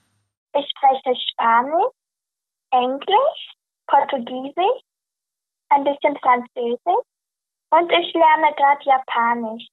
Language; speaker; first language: German; early bilingual, other home language; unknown